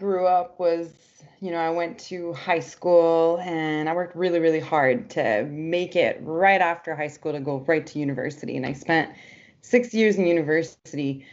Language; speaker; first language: English; non-native, fluent; French